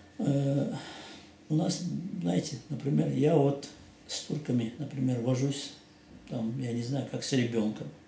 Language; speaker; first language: Russian; non-native, local second language; Chechen